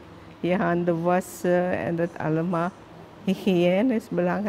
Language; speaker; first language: Dutch; non-native, local second language; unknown